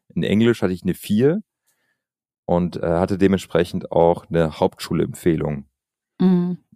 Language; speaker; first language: German; early bilingual, other home language; Albanian